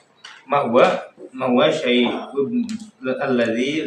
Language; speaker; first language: Arabic; non-native, learner; Indonesian